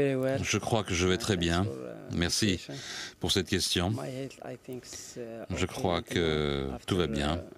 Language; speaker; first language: French; non-native, local second language; Arabic